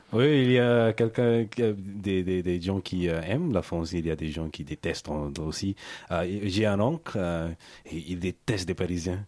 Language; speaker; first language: French; non-native, learner; English